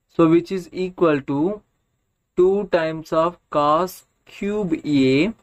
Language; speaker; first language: English; non-native, local second language; Tamil